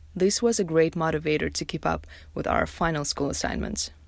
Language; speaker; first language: English; non-native, fluent; Tajik